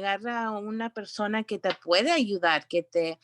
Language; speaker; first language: Spanish; early bilingual, heritage; Spanish